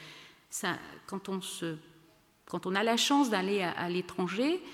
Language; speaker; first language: French; native; French